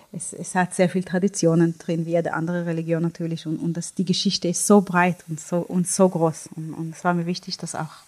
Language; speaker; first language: German; non-native, fluent; Hebrew